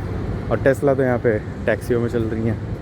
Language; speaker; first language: Hindi; native; Hindi